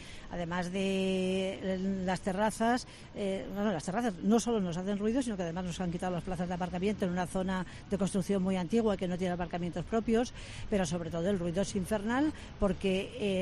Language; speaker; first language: Spanish; native; Spanish